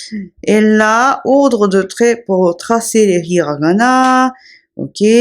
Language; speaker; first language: French; non-native, fluent; Japanese